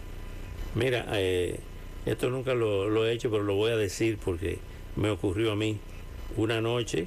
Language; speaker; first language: Spanish; native; Spanish